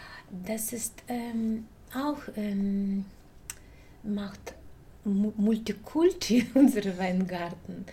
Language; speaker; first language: German; non-native, learner; Russian